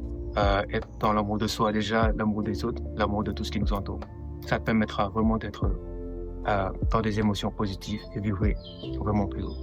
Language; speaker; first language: French; non-native, local second language; Wolof